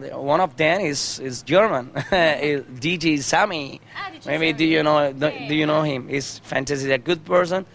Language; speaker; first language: English; non-native, learner; Spanish